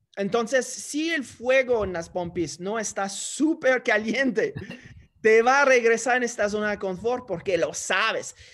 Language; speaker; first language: Spanish; non-native, fluent; English